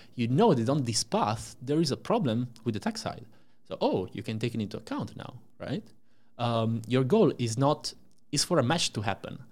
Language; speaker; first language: English; non-native, fluent; Italian